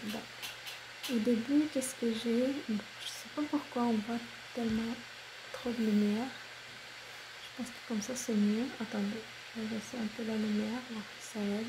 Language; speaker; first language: French; non-native, fluent; Spanish